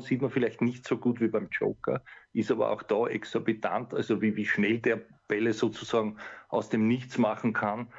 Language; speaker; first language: German; native; German